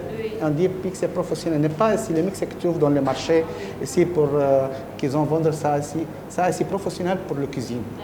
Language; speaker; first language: French; non-native, learner; Arabic